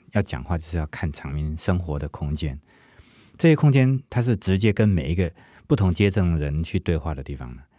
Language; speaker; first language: Chinese; non-native, local second language; Hakka Chinese